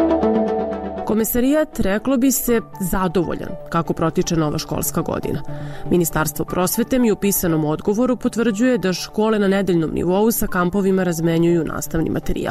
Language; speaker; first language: Serbian; native; Serbian